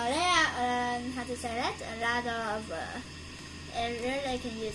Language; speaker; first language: English; non-native, learner; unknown